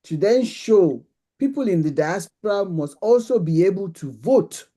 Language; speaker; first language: English; non-native, local second language; Yoruba